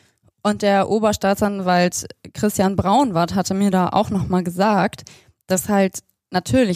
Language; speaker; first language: German; native; German